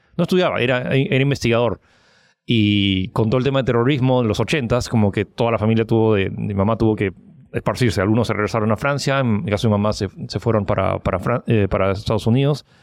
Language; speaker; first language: Spanish; early bilingual, other home language; French